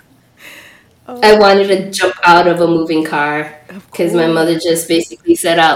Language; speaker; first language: English; native; English